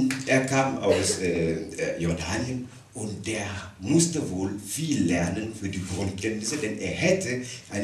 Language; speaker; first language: German; non-native, local second language; Wolof